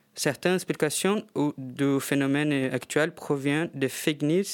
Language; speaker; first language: French; non-native, fluent; Portuguese